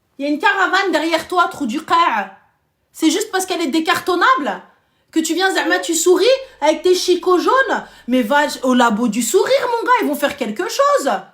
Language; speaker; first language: French; early bilingual, other home language; Arabic